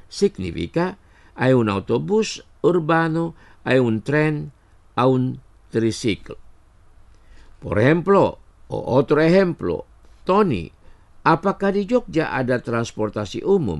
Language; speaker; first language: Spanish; non-native, fluent; Indonesian